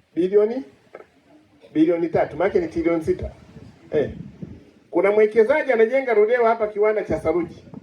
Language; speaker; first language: Swahili; native; Swahili